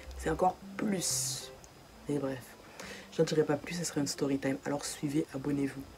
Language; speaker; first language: French; native; French